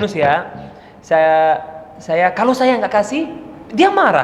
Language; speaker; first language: Indonesian; non-native, learner; Arabic